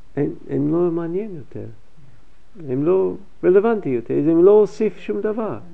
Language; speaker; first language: Hebrew; non-native, fluent; English